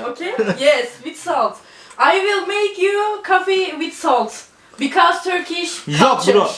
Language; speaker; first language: English; non-native, learner; Turkish